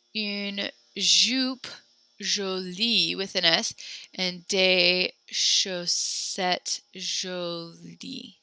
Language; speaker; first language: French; non-native, fluent; English